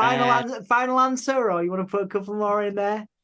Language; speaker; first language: English; native; English